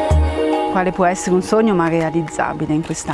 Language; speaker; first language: Italian; native; Italian